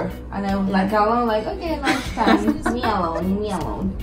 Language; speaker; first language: English; non-native, learner; Spanish